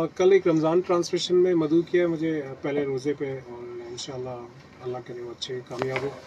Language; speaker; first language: Urdu; native; Urdu